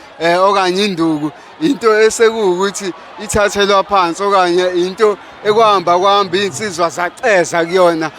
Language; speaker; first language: Zulu; native; Zulu